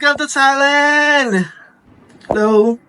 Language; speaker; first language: English; non-native, local second language; Filipino